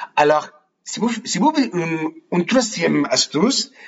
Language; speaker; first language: French; non-native, fluent; Spanish